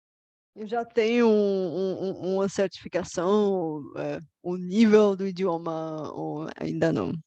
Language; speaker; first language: Portuguese; non-native, fluent; Bulgarian